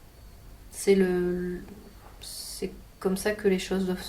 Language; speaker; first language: French; native; French